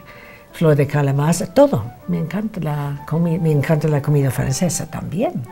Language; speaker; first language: Spanish; non-native, fluent; English